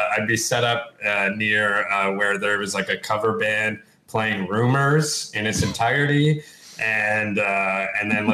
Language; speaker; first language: English; native; English